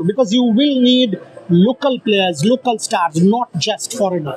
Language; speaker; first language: English; non-native, local second language; Bangla